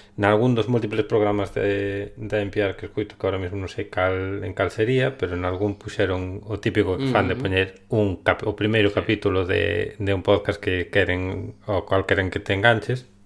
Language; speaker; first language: Galician; non-native, local second language; Spanish